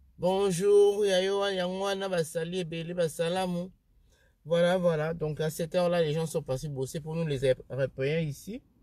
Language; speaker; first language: French; non-native, local second language; Lingala